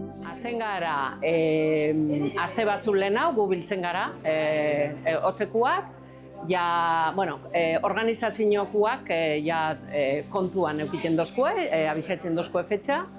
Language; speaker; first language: Basque; native; Basque